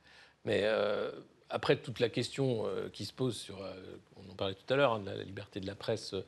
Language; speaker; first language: French; native; French